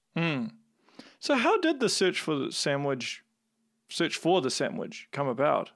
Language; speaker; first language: English; native; English